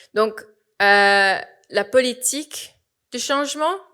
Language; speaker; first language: French; non-native, fluent; English